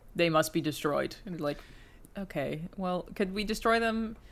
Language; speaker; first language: English; native; English